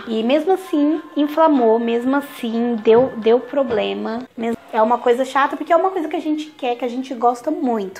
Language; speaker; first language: Portuguese; native; Portuguese